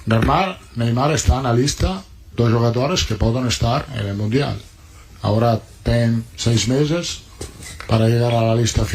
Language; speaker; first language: Portuguese; non-native, learner; Italian